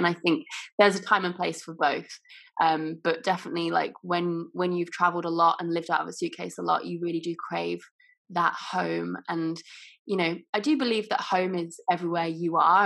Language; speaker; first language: English; native; English